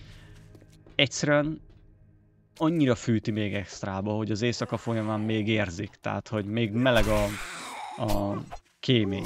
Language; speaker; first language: Hungarian; native; Hungarian